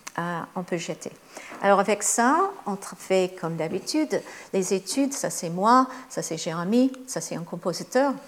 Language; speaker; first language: French; non-native, fluent; English